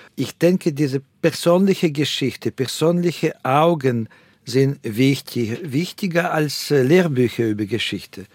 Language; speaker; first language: German; non-native, fluent; Russian